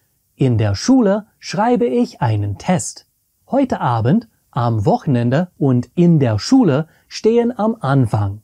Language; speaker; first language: German; non-native, fluent; English